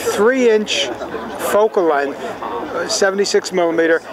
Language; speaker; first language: English; native; English